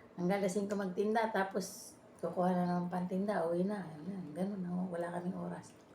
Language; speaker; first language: Filipino; non-native, local second language; Bikol